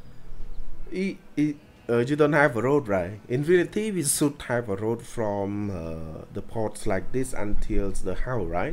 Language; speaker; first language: English; non-native, learner; Khmer